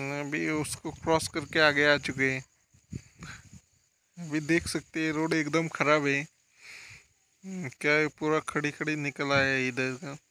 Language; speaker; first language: Hindi; non-native, local second language; Marathi